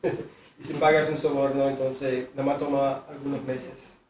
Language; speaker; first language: Spanish; native; Spanish